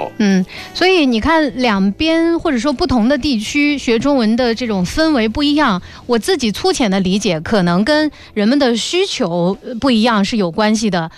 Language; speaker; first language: Chinese; native; Chinese